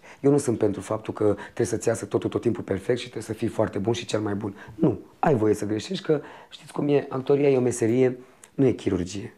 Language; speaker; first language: Romanian; native; Romanian